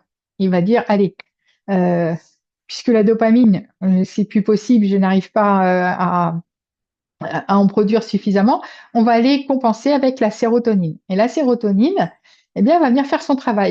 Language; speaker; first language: French; native; French